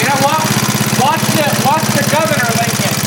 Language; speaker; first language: English; native; English